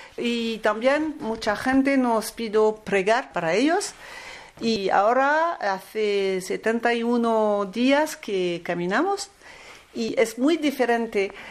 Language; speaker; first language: Spanish; non-native, learner; French